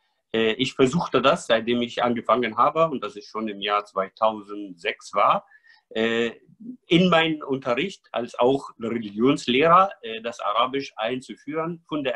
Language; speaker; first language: German; non-native, fluent; Arabic